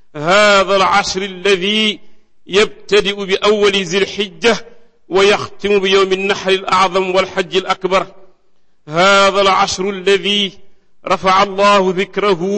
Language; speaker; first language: Arabic; non-native, fluent; Wolof